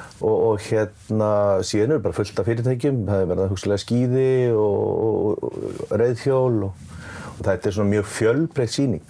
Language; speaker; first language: Icelandic; native; Icelandic